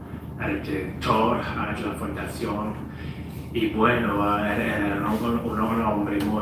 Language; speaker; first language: Spanish; non-native, fluent; English